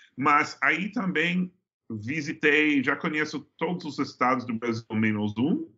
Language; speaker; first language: Portuguese; non-native, fluent; English